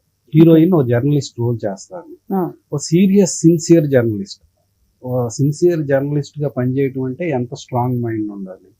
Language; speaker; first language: Telugu; native; Telugu